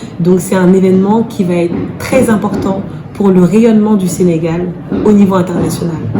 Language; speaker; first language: French; early bilingual, other home language; Wolof